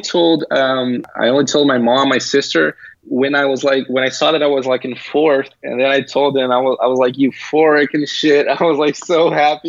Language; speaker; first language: English; early bilingual, other home language; Portuguese